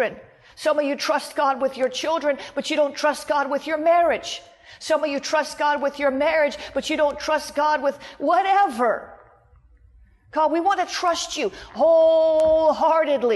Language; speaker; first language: English; native; English